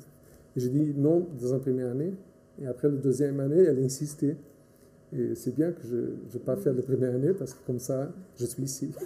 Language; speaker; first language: French; non-native, fluent; Portuguese